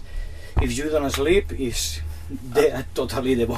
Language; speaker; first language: English; non-native, learner; Spanish